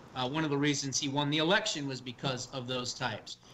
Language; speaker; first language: English; native; English